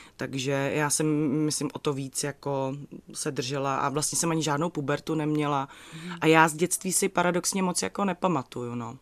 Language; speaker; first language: Czech; native; Czech